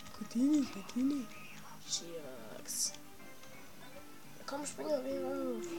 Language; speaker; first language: German; native; German